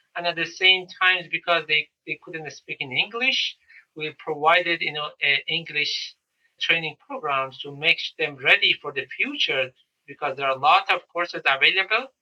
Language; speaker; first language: English; non-native, fluent; Persian